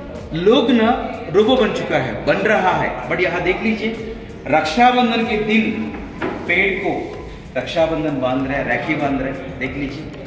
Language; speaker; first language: Hindi; native; Hindi